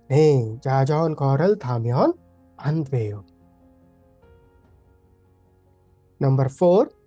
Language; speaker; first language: Korean; non-native, fluent; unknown